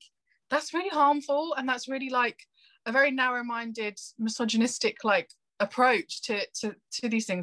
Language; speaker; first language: English; native; English